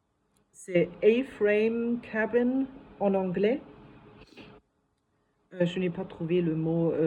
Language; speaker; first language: French; non-native, fluent; German